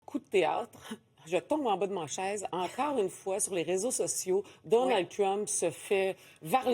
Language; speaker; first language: French; native; French